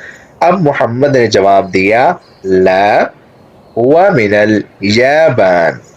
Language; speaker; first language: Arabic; non-native, fluent; Urdu